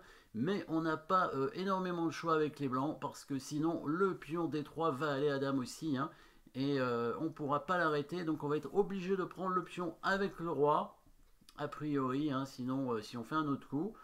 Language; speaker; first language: French; native; French